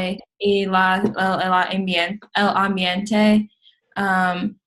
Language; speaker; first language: Spanish; non-native, learner; English